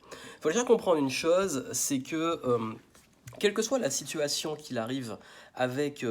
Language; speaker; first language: French; native; French